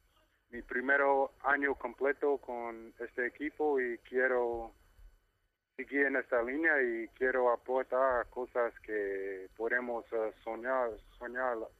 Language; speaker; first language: Spanish; non-native, learner; English